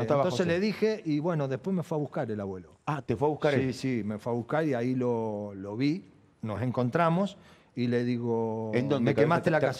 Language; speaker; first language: Spanish; native; Spanish